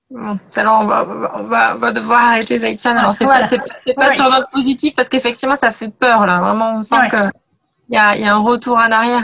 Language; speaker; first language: French; native; French